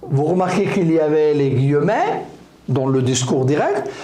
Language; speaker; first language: French; non-native, local second language; Arabic